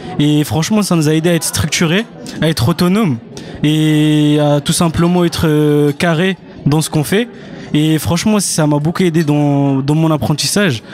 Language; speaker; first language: French; early bilingual, other home language; Arabic